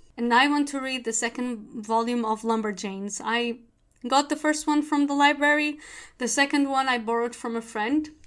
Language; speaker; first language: English; non-native, fluent; Portuguese